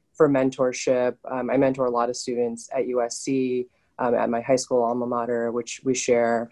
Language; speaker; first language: English; native; English